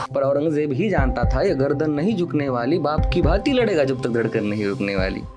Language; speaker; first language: Hindi; non-native, local second language; Marathi